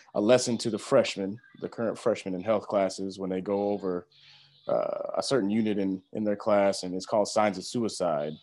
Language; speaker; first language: English; native; English